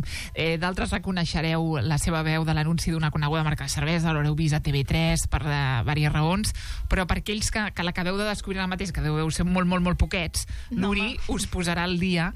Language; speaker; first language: Catalan; native; Catalan